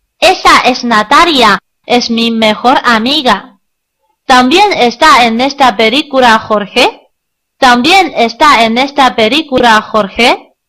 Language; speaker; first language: Spanish; non-native, learner; Chinese